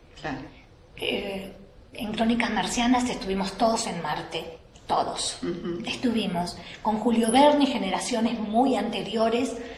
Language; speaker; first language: Spanish; native; Spanish